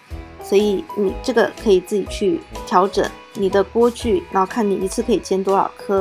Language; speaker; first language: Chinese; native; Chinese